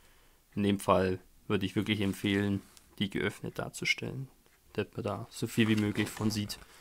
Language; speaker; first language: German; native; German